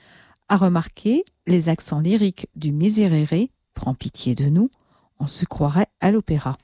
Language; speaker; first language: French; native; French